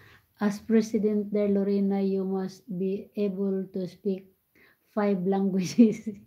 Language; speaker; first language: English; non-native, local second language; Cebuano